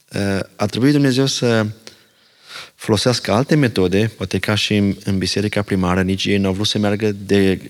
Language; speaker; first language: Romanian; non-native, local second language; Slovak